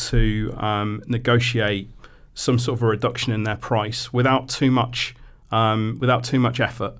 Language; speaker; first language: English; native; English